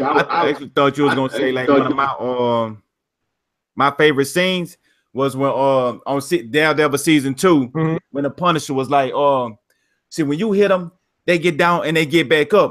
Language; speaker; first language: English; native; English